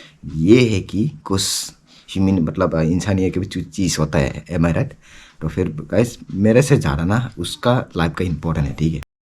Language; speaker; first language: Hindi; non-native, local second language; Kok Borok